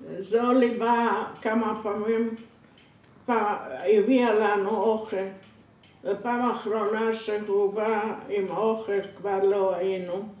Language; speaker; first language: Hebrew; non-native, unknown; Hungarian